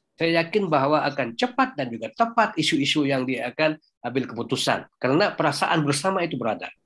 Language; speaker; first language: Indonesian; early bilingual, heritage; Thai